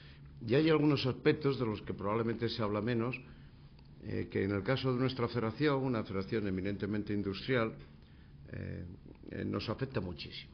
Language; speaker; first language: Spanish; native; Spanish